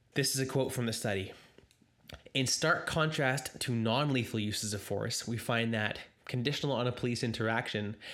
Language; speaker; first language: English; native; English